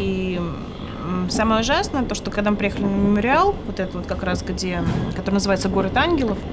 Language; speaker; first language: Russian; native; Russian